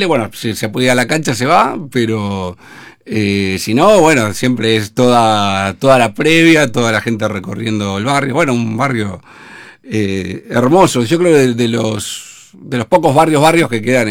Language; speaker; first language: Spanish; native; Spanish